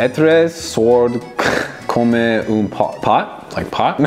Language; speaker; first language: French; non-native, learner; English